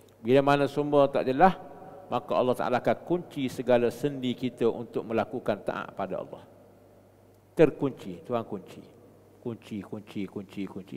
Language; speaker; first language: Malay; native; Malay